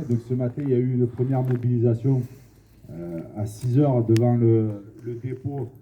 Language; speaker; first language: French; native; French